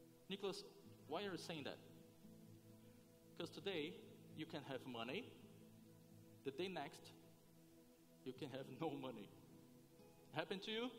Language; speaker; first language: English; non-native, fluent; Portuguese